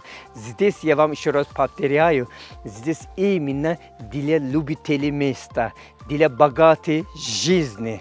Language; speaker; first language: Russian; non-native, fluent; Turkish